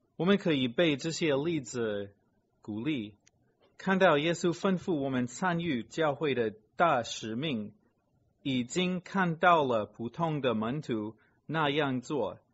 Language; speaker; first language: Chinese; non-native, fluent; English